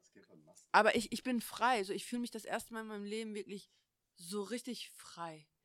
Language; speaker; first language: German; native; German